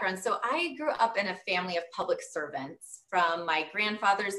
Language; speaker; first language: English; native; English